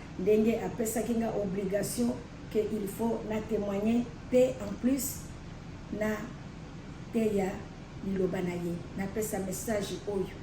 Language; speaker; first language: Lingala; native; Lingala